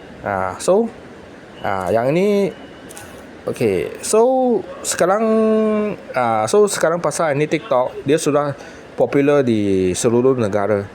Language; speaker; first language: Malay; non-native, local second language; Chinese